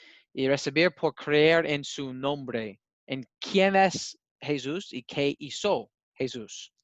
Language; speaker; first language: Spanish; non-native, learner; English